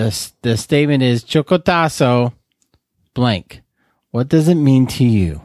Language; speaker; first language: English; native; English